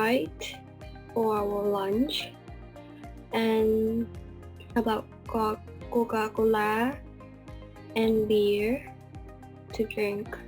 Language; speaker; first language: English; non-native, learner; Khmer